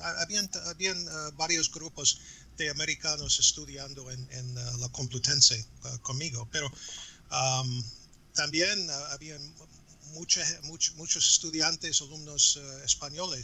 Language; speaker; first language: Spanish; non-native, fluent; English